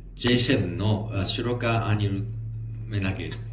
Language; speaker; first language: Japanese; native; Japanese